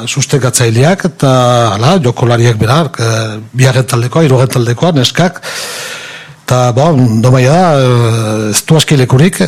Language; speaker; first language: Basque; native; Basque